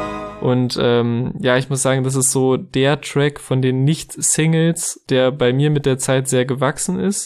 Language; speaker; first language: German; native; German